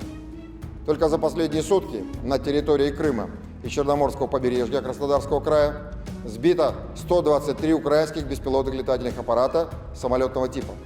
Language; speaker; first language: Russian; native; Russian